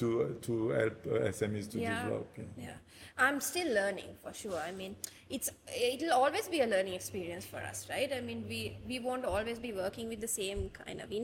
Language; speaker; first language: English; non-native, local second language; Sinhala